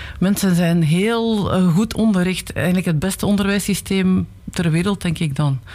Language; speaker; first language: Dutch; native; Dutch